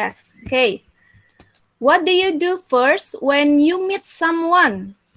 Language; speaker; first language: English; non-native, fluent; Indonesian